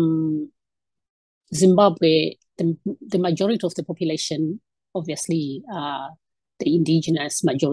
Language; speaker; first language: English; non-native, local second language; Shona